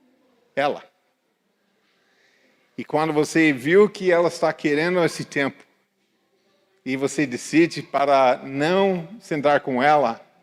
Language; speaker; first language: Portuguese; non-native, fluent; English